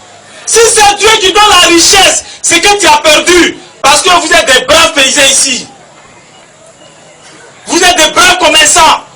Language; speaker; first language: French; non-native, local second language; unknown